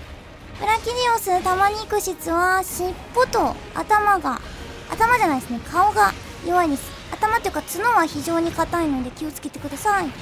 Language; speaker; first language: Japanese; native; Japanese